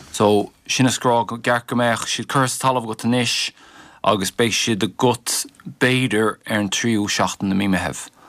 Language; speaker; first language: Irish; native; Irish